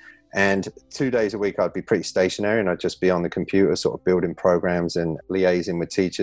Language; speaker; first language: English; native; English